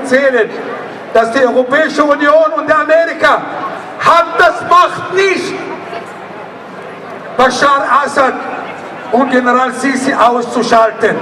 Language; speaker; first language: German; non-native, learner; Arabic